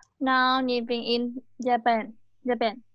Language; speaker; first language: English; non-native, learner; Vietnamese